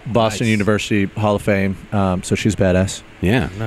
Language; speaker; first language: English; native; English